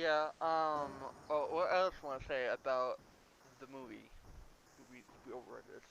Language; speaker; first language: English; non-native, learner; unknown